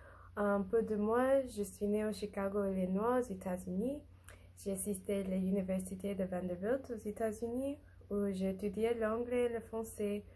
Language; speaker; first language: French; non-native, fluent; English